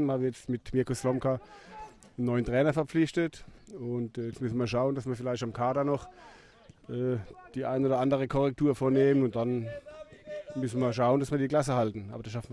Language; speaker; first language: German; native; German